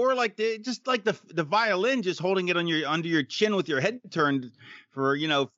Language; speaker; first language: English; native; English